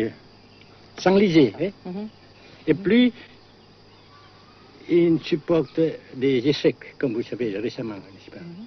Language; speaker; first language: French; non-native, fluent; Vietnamese